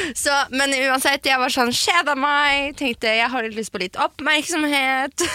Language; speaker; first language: Norwegian; early bilingual, other home language; French